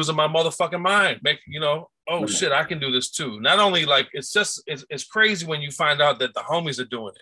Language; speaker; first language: English; native; English